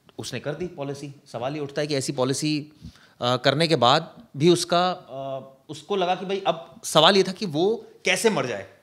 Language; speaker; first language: Hindi; native; Hindi